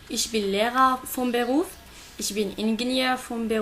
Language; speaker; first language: German; non-native, learner; Arabic